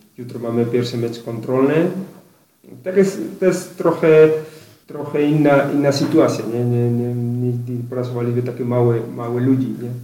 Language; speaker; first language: Polish; non-native, learner; Spanish